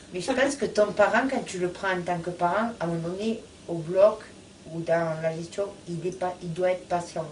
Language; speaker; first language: French; native; French